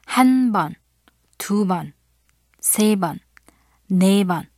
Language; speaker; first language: Korean; non-native, fluent; Vietnamese